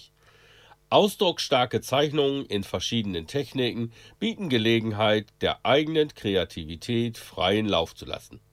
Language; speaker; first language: German; native; German